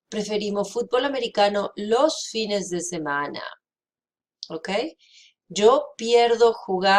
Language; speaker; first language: Spanish; non-native, fluent; English